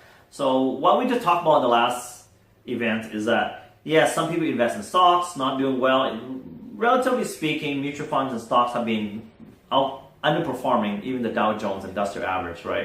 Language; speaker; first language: English; non-native, fluent; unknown